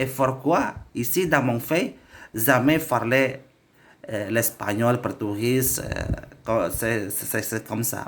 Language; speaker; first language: French; non-native, learner; Indonesian